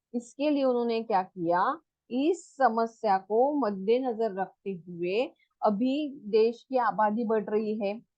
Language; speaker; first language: Hindi; non-native, local second language; Marathi